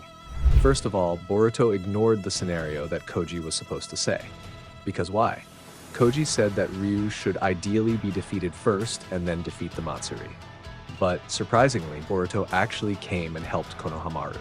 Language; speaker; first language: English; non-native, fluent; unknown